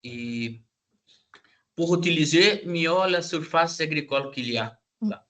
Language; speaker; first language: French; non-native, learner; Portuguese